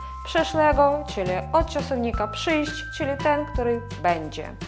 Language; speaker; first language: Polish; non-native, fluent; Russian